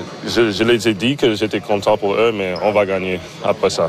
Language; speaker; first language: French; non-native, learner; English